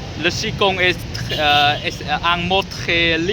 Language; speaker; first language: French; non-native, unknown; Vietnamese